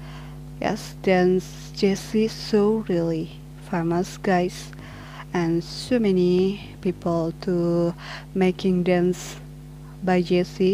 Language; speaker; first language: English; non-native, learner; Indonesian